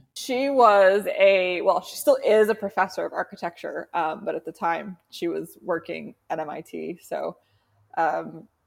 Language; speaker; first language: English; native; English